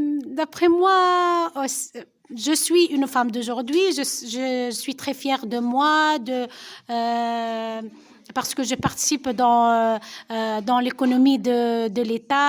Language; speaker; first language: French; non-native, local second language; Arabic